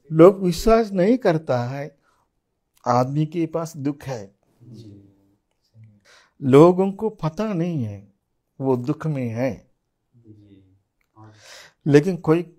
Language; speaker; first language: Hindi; non-native, fluent; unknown